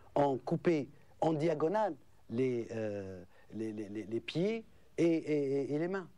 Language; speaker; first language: French; non-native, local second language; Arabic